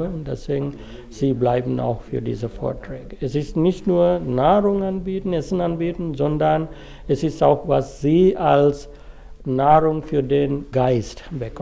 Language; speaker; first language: German; non-native, fluent; Sinhala